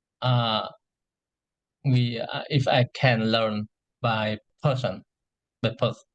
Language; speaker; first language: English; non-native, learner; Vietnamese